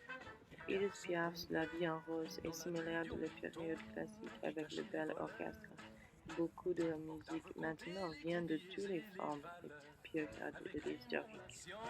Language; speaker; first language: French; non-native, learner; English